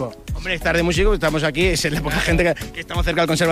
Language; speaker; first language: Spanish; native; Spanish